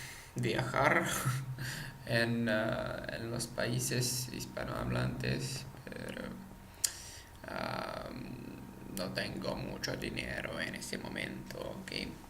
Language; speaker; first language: Spanish; non-native, learner; Czech